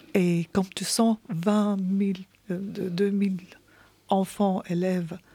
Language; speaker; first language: French; non-native, fluent; Arabic